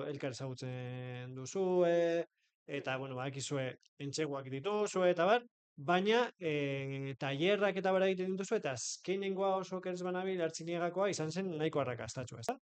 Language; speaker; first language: Basque; native; Basque